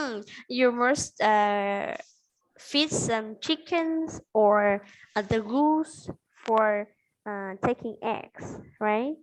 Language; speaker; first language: English; non-native, fluent; Vietnamese